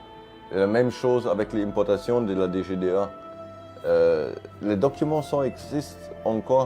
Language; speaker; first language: French; non-native, fluent; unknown